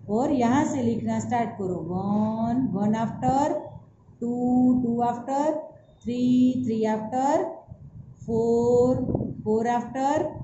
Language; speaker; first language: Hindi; non-native, local second language; Gujarati